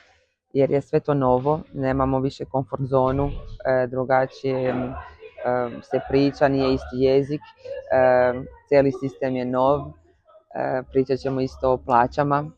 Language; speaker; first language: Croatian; early bilingual, heritage; Croatian